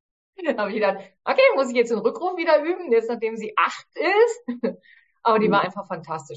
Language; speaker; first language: German; native; German